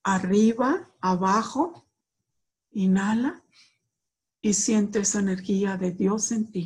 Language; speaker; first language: Spanish; native; Spanish